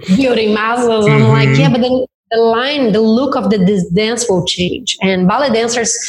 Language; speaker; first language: English; non-native, fluent; Portuguese